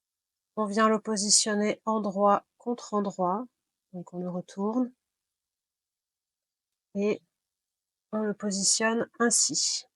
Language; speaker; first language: French; native; French